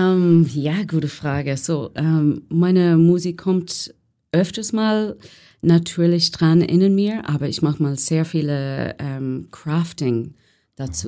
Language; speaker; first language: German; non-native, learner; English